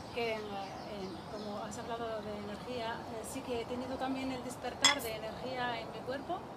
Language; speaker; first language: Spanish; non-native, fluent; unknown